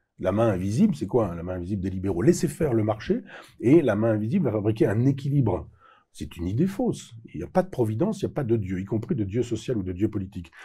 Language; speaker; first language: French; native; French